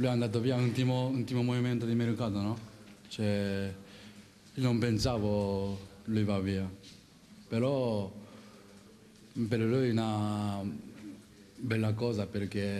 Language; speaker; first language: Italian; non-native, learner; Japanese